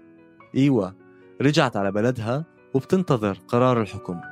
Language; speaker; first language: Arabic; native; Arabic